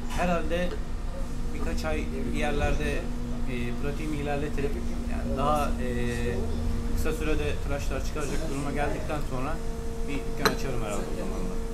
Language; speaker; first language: Turkish; native; Turkish